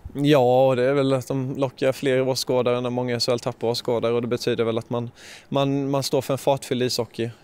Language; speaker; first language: Swedish; native; Swedish